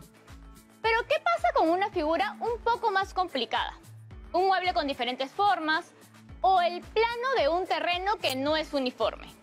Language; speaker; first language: Spanish; native; Spanish